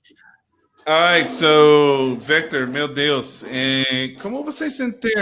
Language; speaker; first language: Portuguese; non-native, learner; English